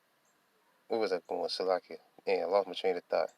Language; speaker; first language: English; native; English